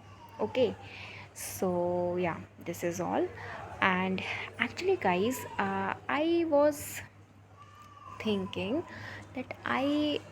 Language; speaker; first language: English; non-native, local second language; Hindi